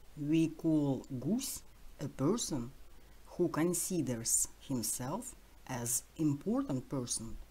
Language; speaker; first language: English; non-native, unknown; Russian